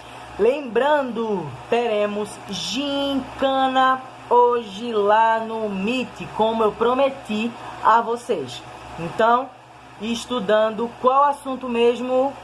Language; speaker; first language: Portuguese; native; Portuguese